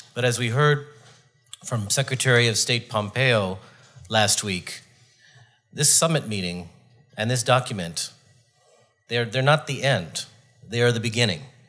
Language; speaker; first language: English; native; English